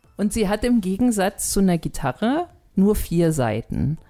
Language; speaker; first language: German; native; German